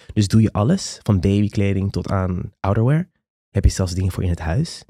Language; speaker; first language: Dutch; non-native, local second language; Papiamento